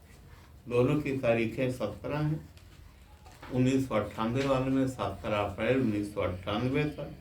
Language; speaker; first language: Hindi; native; Hindi